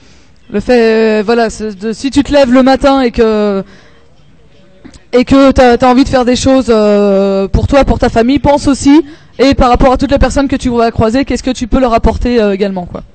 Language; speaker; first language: French; native; French